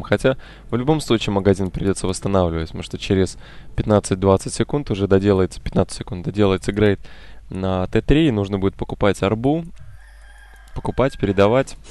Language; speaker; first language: Russian; native; Russian